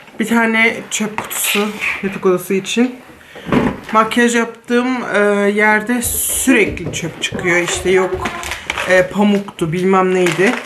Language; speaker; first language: Turkish; early bilingual, other home language; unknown